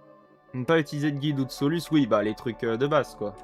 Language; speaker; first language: French; native; French